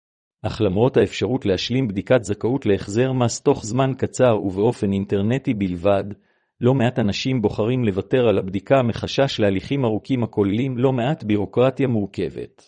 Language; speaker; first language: Hebrew; native; Hebrew